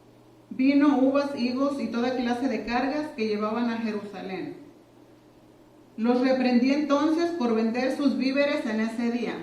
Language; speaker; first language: Spanish; native; Spanish